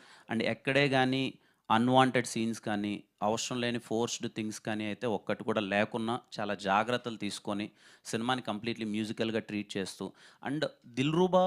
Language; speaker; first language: Telugu; native; Telugu